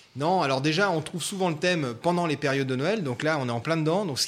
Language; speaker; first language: French; native; French